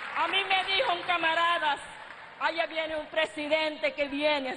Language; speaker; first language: Spanish; non-native, local second language; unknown